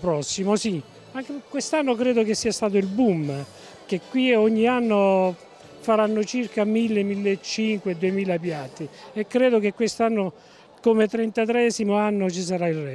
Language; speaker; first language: Italian; native; Italian